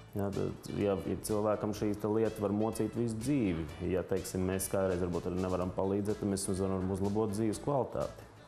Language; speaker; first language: Latvian; native; Latvian